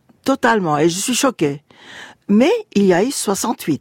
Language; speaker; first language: French; non-native, fluent; Turkish